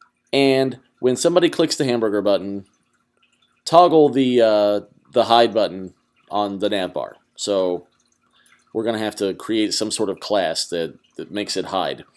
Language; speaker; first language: English; native; English